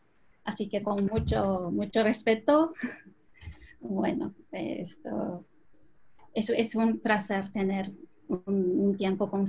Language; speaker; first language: Spanish; non-native, learner; Japanese